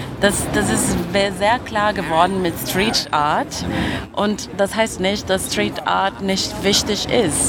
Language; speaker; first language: German; non-native, fluent; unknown